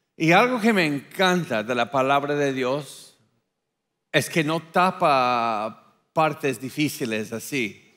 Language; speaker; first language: Spanish; non-native, fluent; English